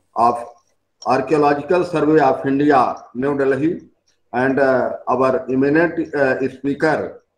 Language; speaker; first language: English; non-native, local second language; Hindi